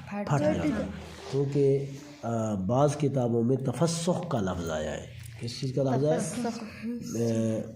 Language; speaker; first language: Urdu; non-native, local second language; Saraiki